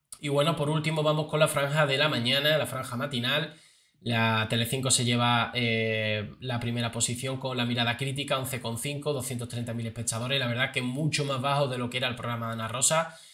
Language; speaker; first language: Spanish; native; Spanish